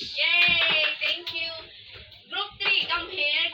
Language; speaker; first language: English; non-native, local second language; Cebuano